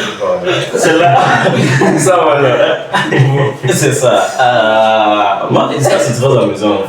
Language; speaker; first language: French; non-native, learner; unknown